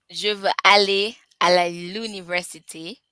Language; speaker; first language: French; non-native, learner; English